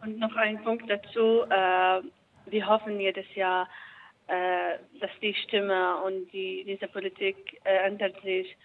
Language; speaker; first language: German; non-native, learner; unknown